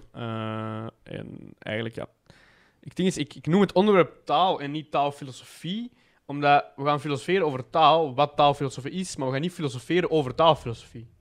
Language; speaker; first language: Dutch; native; Dutch